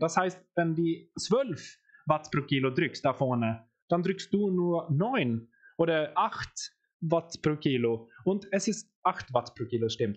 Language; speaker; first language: German; non-native, fluent; Swedish